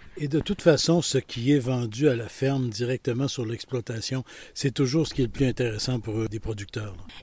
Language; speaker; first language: French; native; French